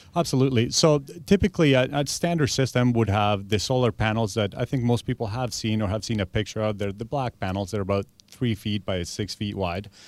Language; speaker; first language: English; early bilingual, other home language; Spanish